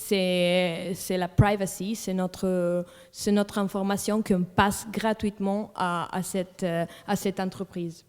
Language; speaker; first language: French; non-native, local second language; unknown